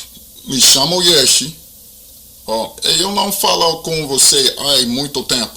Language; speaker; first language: Portuguese; non-native, learner; English